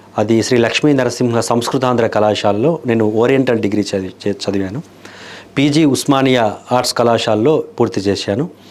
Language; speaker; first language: Telugu; native; Telugu